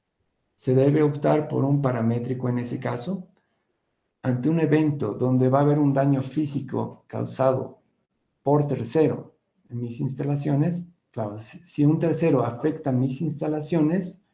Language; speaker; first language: Spanish; native; Spanish